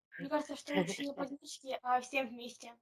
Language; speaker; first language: Russian; native; Russian